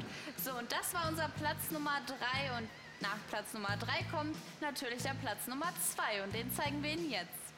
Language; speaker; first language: German; native; German